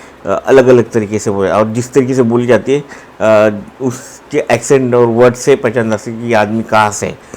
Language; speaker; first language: Hindi; non-native, local second language; Marathi